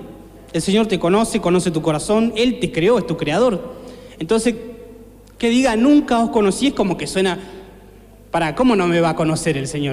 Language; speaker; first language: Spanish; native; Spanish